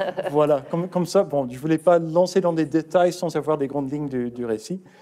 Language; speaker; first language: French; non-native, fluent; English